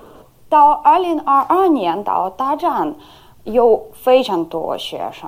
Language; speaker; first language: Chinese; non-native, learner; Ukrainian